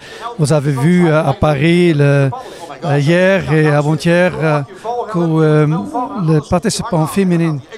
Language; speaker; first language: French; non-native, fluent; Riffian